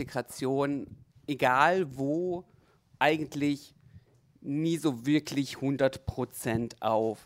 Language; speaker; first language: German; native; German